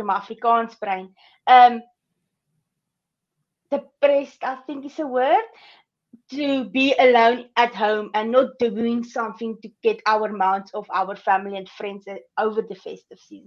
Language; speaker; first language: English; non-native, local second language; Afrikaans